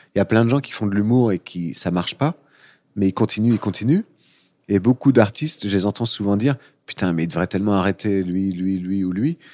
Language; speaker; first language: French; native; French